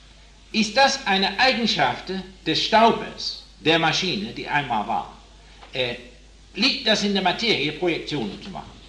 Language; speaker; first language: German; non-native, fluent; English